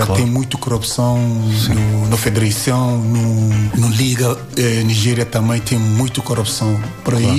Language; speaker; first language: Portuguese; non-native, learner; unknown